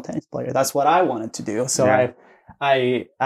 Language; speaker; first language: English; non-native, fluent; Spanish